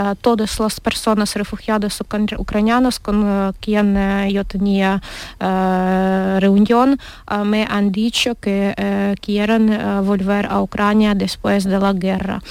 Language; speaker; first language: Spanish; non-native, learner; Ukrainian